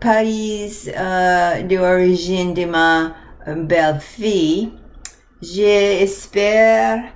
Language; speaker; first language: French; non-native, learner; English